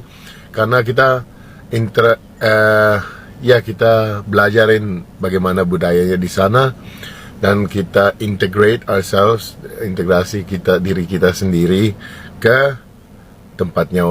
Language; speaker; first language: Indonesian; non-native, fluent; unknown